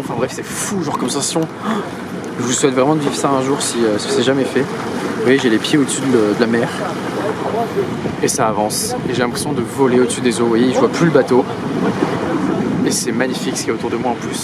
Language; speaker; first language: French; native; French